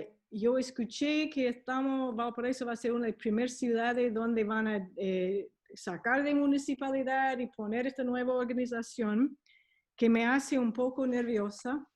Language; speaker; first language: Spanish; non-native, fluent; English